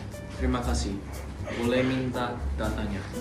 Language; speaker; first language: Indonesian; non-native, learner; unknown